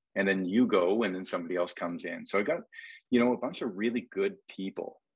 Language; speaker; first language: English; native; English